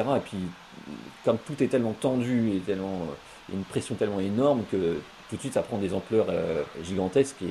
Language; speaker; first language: French; native; French